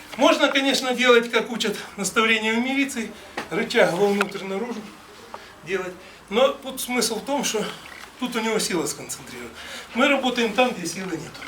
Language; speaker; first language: Russian; native; Russian